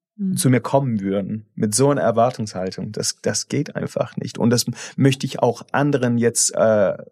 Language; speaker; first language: German; non-native, fluent; English